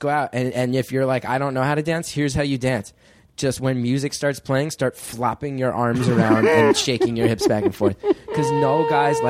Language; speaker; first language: English; native; English